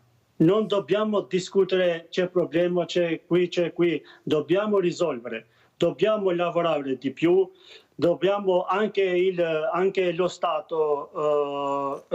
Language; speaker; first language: Italian; non-native, learner; Albanian